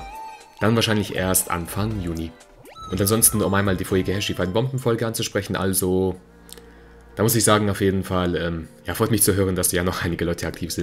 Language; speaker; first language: German; native; German